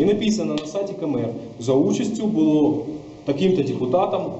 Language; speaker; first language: Ukrainian; non-native, local second language; Russian